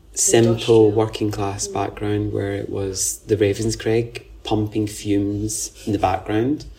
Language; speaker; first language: English; native; English